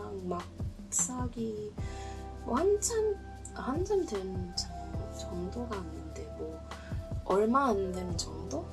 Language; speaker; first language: Korean; non-native, learner; Cantonese